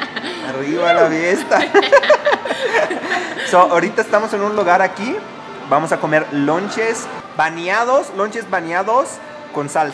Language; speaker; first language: Spanish; non-native, fluent; Arabic